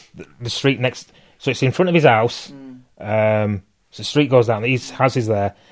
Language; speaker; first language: English; native; English